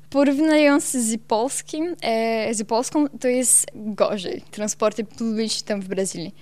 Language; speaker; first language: Polish; non-native, learner; Portuguese